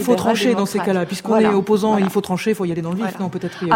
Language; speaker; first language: French; native; French